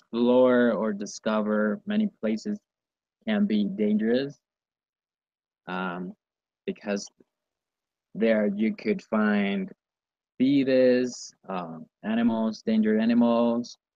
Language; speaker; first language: English; non-native, learner; Spanish